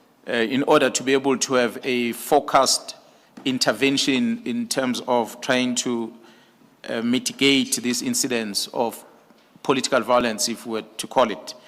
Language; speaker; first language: English; non-native, local second language; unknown